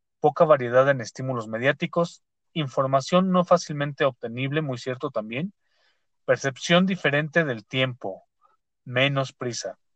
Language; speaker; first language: Spanish; native; Spanish